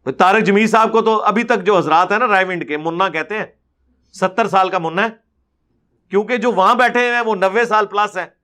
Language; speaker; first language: Urdu; non-native, local second language; Punjabi